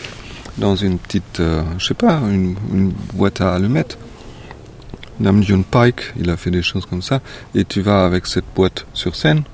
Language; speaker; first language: French; non-native, fluent; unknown